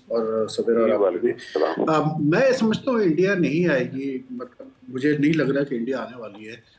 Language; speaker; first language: Urdu; non-native, local second language; Punjabi